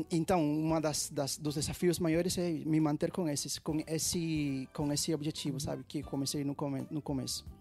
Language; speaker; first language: Portuguese; non-native, fluent; Spanish